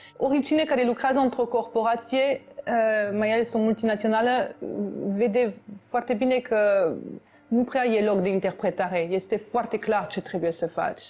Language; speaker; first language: Romanian; non-native, fluent; French